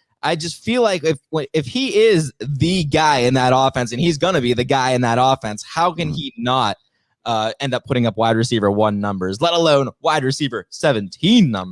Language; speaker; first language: English; native; English